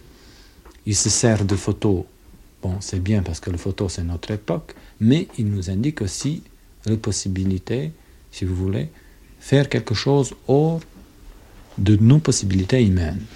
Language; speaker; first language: French; non-native, fluent; Croatian